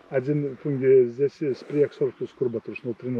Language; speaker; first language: Russian; non-native, fluent; Latvian